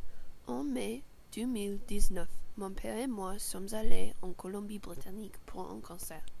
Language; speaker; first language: French; non-native, learner; English